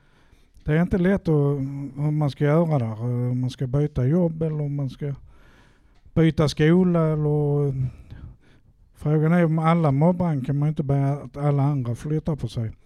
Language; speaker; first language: Swedish; native; Swedish